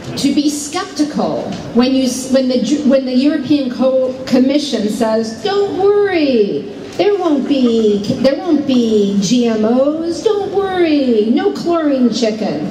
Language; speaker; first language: English; native; English